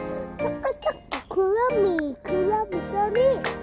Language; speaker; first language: Korean; early bilingual, other home language; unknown